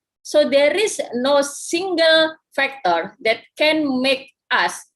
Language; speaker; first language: English; non-native, fluent; Indonesian